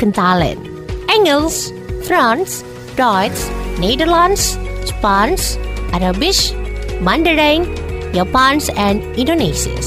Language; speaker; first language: Dutch; non-native, fluent; Indonesian